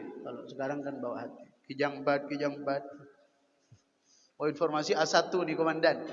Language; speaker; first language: Indonesian; native; Indonesian